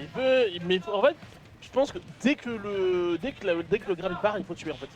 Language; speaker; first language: French; native; French